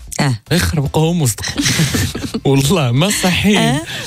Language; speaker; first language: Arabic; native; Arabic